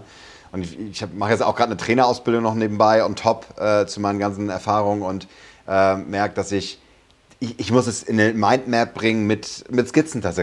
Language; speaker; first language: German; native; German